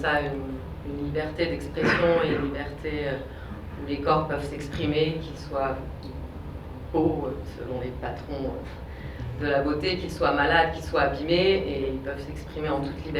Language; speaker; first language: French; native; French